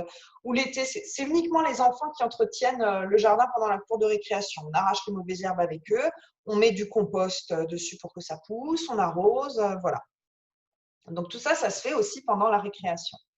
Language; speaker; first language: French; native; French